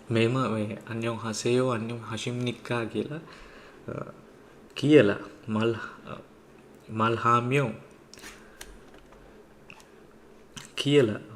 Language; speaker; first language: Korean; non-native, learner; Sinhala